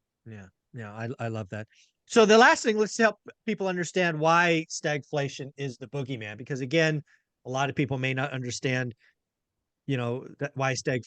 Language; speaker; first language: English; native; English